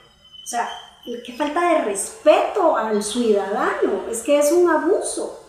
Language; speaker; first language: Spanish; native; Spanish